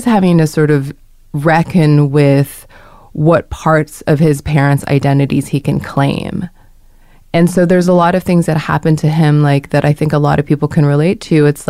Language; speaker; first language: English; non-native, local second language; Korean